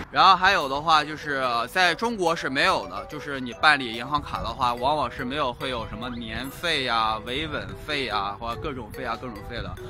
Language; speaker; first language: Chinese; native; Chinese